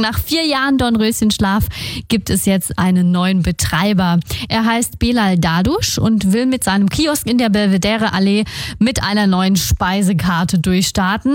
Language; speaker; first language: German; native; German